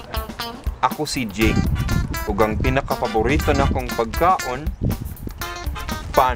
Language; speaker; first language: Cebuano; non-native, fluent; English